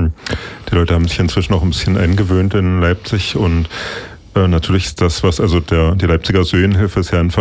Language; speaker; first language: German; native; German